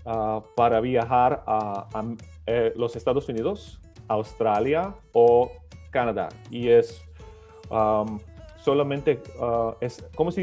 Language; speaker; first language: Spanish; early bilingual, other home language; Serbian